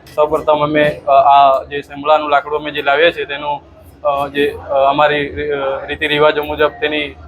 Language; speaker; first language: Gujarati; native; Gujarati